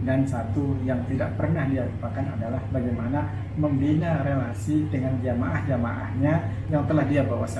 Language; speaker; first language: Indonesian; native; Indonesian